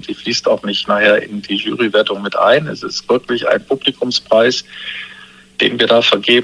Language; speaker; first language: German; native; German